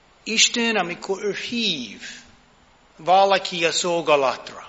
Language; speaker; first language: Hungarian; non-native, fluent; English